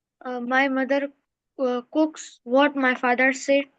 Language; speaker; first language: English; non-native, learner; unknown